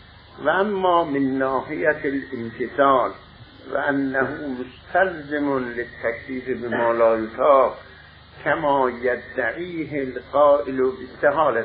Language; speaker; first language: Arabic; non-native, fluent; Persian